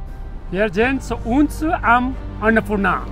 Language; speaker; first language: German; non-native, learner; Nepali